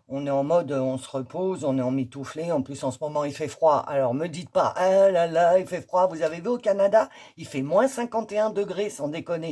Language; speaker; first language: French; native; French